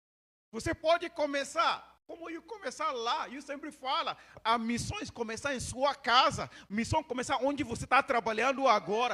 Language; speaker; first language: Portuguese; non-native, learner; Yoruba